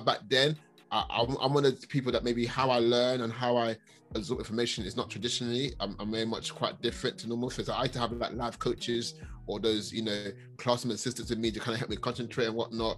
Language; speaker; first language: English; native; English